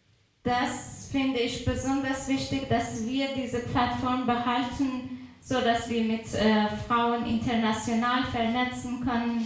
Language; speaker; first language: German; non-native, fluent; Persian